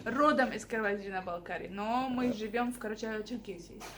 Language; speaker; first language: Russian; native; Russian